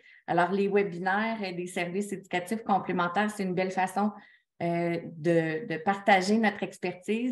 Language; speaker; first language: French; native; French